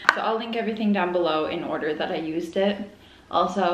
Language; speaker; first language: English; native; English